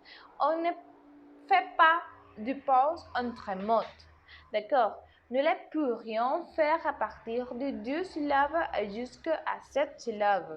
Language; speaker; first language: French; non-native, learner; Spanish